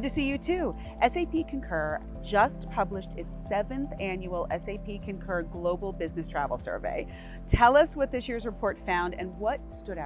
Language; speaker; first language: English; native; English